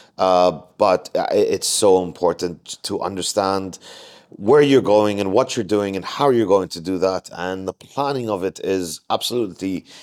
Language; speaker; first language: English; non-native, fluent; Arabic